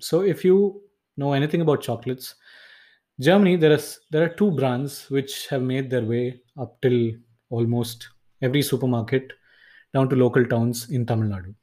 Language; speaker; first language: English; non-native, local second language; Tamil